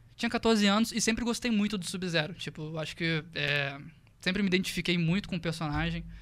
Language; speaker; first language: Portuguese; native; Portuguese